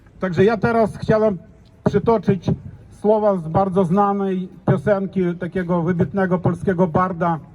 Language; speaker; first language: Polish; non-native, fluent; Ukrainian